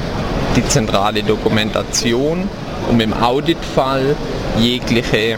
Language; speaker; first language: German; native; German